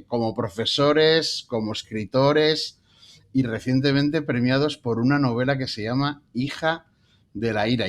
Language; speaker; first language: Spanish; native; Spanish